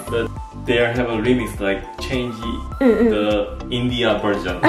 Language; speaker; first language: English; non-native, learner; Korean